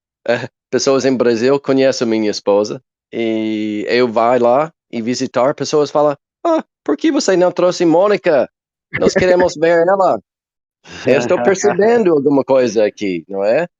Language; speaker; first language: Portuguese; non-native, learner; English